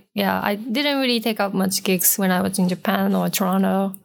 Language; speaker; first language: English; non-native, fluent; Japanese